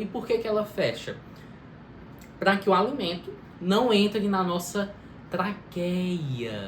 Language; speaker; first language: Portuguese; native; Portuguese